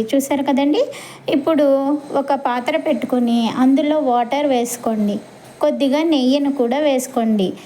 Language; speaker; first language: Telugu; non-native, local second language; Urdu